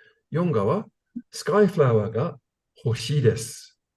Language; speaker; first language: Japanese; non-native, learner; English